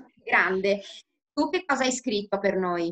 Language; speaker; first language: Italian; native; Italian